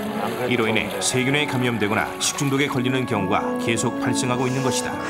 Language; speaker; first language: Korean; native; Korean